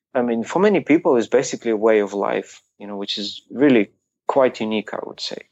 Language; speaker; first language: English; non-native, fluent; Ukrainian